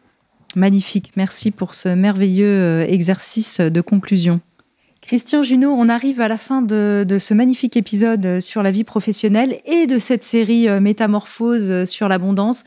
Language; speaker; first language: French; native; French